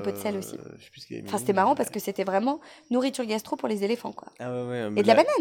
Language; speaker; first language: French; native; French